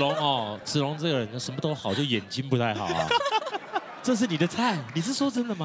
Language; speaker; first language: Chinese; native; Chinese